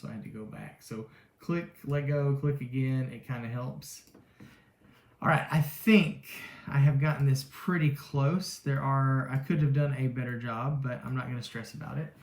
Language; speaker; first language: English; native; English